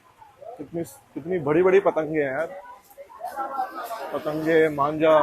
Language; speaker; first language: Hindi; native; Hindi